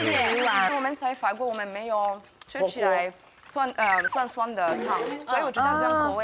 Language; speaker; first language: Chinese; non-native, fluent; French